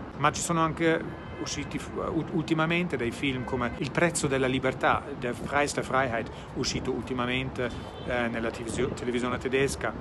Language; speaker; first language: Italian; non-native, fluent; German